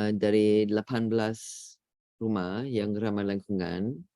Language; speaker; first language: Indonesian; non-native, fluent; English